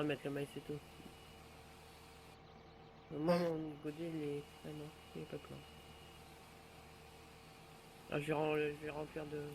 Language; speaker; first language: French; native; French